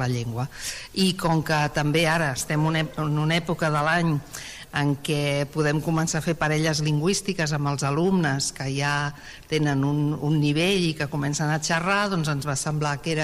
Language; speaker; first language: Catalan; native; Catalan